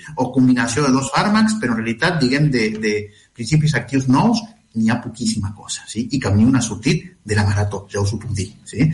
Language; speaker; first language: Catalan; non-native, fluent; Spanish